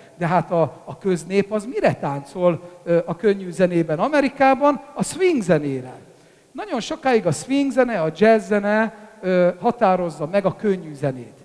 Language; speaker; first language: Hungarian; native; Hungarian